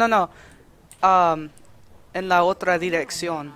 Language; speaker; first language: Spanish; non-native, learner; English